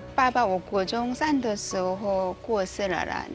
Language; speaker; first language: Chinese; non-native, learner; Korean